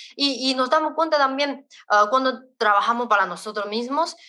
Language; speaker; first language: Spanish; non-native, fluent; Chinese